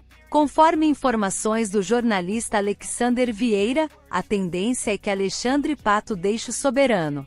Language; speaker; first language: Portuguese; native; Portuguese